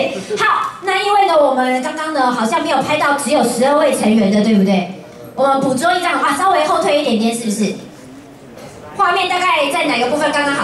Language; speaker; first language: Chinese; native; Chinese